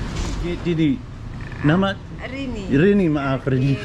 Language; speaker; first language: Indonesian; non-native, learner; English